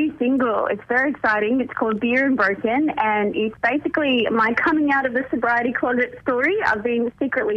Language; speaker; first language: English; native; English